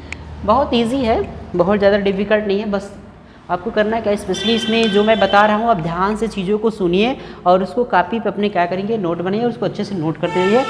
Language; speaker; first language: Hindi; native; Hindi